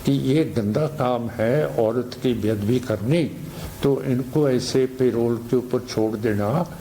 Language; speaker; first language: Hindi; non-native, local second language; Punjabi